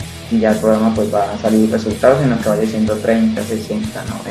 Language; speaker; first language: Spanish; native; Spanish